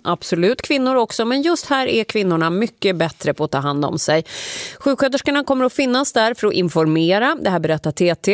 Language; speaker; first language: Swedish; native; Swedish